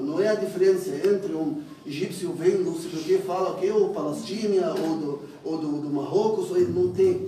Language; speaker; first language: Portuguese; non-native, fluent; Arabic